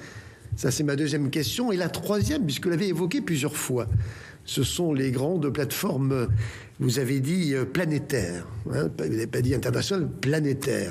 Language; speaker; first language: French; native; French